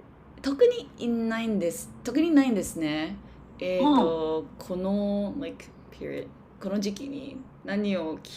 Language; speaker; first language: Japanese; non-native, learner; English